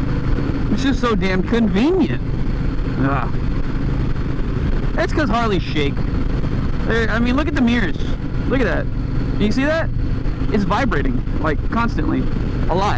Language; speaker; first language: English; native; English